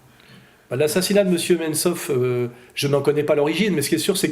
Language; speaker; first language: French; native; French